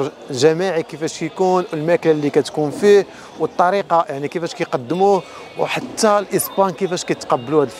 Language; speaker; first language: Arabic; native; Arabic